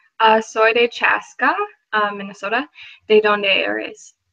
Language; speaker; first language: Spanish; non-native, learner; English